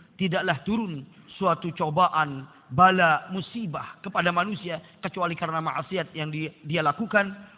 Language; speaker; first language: Indonesian; non-native, local second language; Sasak